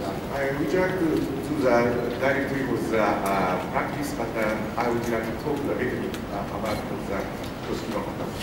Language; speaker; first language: English; non-native, learner; Japanese